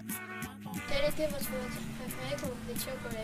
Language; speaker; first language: French; native; French